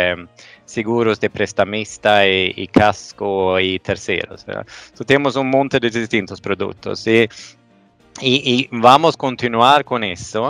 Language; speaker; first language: Portuguese; non-native, fluent; Swedish